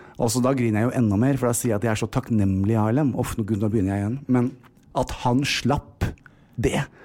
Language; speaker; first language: Norwegian; native; Norwegian